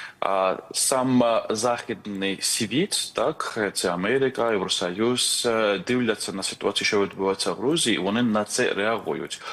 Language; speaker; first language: Ukrainian; non-native, fluent; Georgian